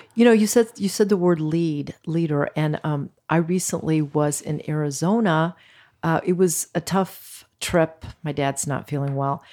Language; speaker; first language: English; early bilingual, other home language; Greek